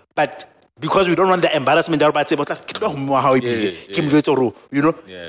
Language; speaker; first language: English; non-native, local second language; Southern Sotho